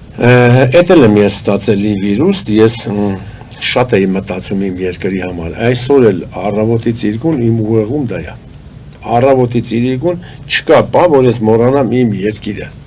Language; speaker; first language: Armenian; native; Armenian